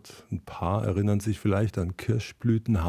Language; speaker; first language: German; native; German